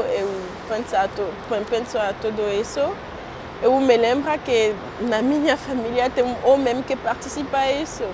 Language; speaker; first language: Portuguese; non-native, learner; French